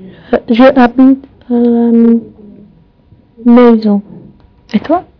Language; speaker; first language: French; non-native, learner; English